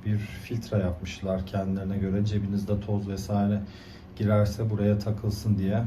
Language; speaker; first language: Turkish; native; Turkish